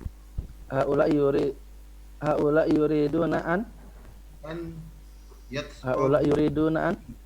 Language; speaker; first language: Arabic; non-native, learner; Indonesian